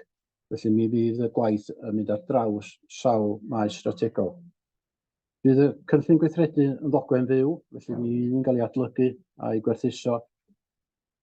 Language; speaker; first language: Welsh; native; Welsh